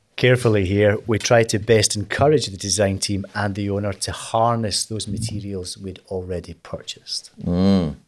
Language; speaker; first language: English; native; English